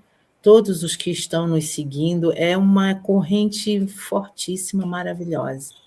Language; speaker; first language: Portuguese; native; Portuguese